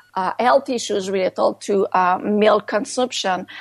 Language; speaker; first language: English; non-native, fluent; French